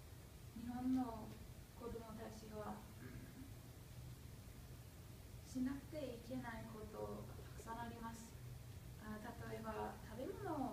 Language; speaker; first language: Japanese; non-native, learner; English